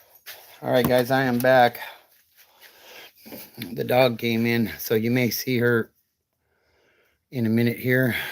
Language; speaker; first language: English; native; English